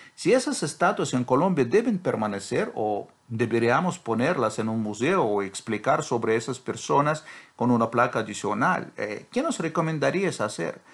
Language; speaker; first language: Spanish; non-native, fluent; Russian